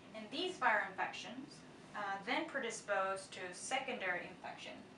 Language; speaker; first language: English; non-native, fluent; Japanese